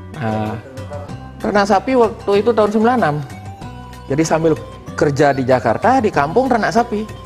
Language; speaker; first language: Indonesian; non-native, local second language; Balinese